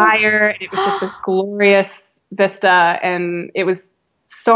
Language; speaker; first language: English; native; English